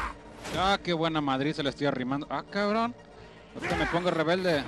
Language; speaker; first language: Spanish; native; Spanish